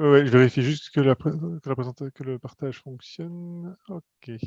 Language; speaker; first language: French; native; French